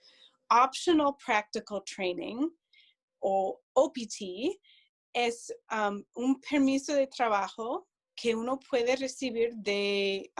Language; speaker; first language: Spanish; non-native, fluent; English